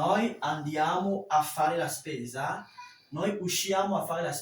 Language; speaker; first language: Italian; non-native, fluent; French